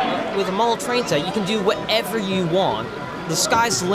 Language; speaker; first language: English; native; English